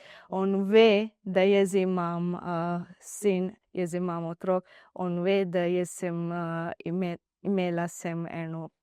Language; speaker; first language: Slovenian; non-native, learner; Divehi